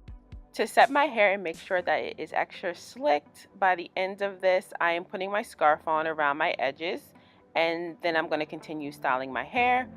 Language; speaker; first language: English; native; English